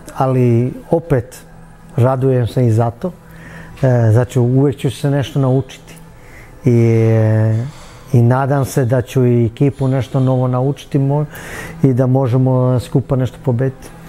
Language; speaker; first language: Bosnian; early bilingual, heritage; Bosnian